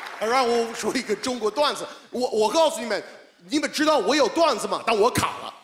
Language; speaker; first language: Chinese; non-native, fluent; English